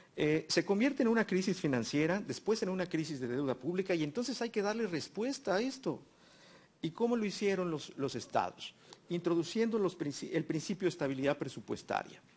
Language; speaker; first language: Spanish; native; Spanish